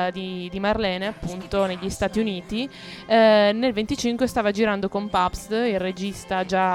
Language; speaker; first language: Italian; native; Italian